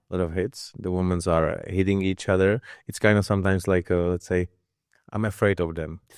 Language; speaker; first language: English; non-native, learner; Czech